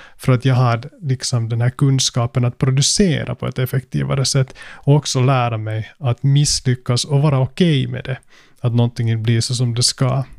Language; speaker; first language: Swedish; native; Swedish